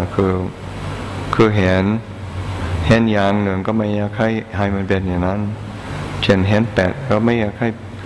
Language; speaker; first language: Thai; non-native, fluent; English